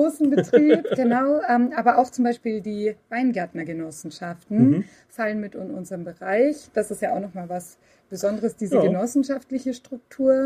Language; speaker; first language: German; native; German